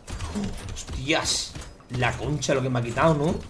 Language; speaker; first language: Spanish; native; Spanish